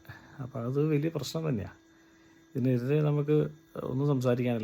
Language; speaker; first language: Malayalam; native; Malayalam